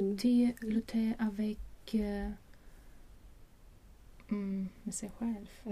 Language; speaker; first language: French; non-native, learner; Latvian